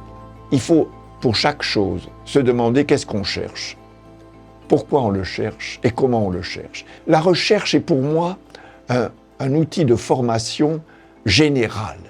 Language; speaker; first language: French; native; French